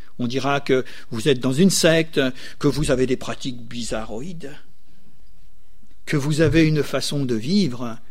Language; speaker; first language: French; native; French